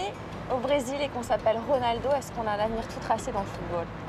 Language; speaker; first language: French; native; French